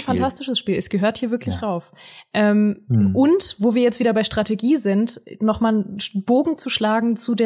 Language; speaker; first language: German; native; German